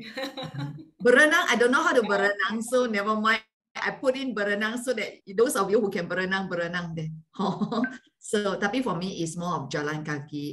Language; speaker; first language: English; non-native, fluent; Malay